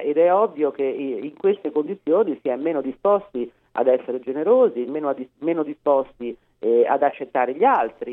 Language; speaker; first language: Italian; native; Italian